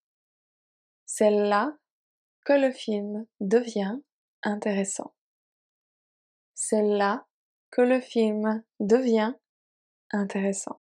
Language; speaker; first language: French; native; French